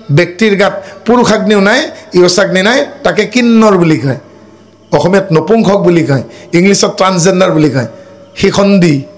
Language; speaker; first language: Assamese; non-native, local second language; Bodo